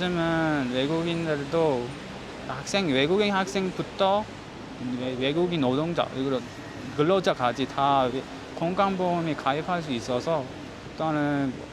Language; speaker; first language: Korean; non-native, learner; Uzbek